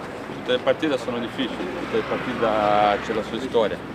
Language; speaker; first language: Italian; non-native, fluent; Portuguese